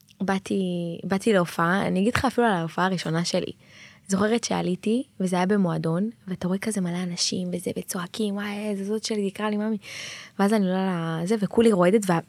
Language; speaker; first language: Hebrew; native; Hebrew